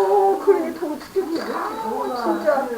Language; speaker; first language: Korean; native; Korean